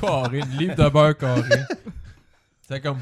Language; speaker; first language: French; native; French